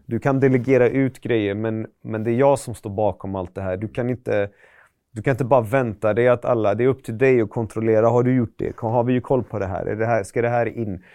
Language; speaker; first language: Swedish; early bilingual, other home language; Persian